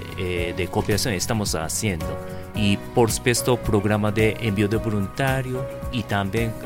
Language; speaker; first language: Spanish; non-native, learner; Japanese